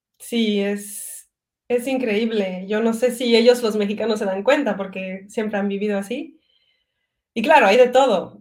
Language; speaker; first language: Spanish; non-native, fluent; French